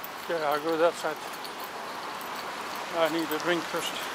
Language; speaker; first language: English; non-native, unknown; Dutch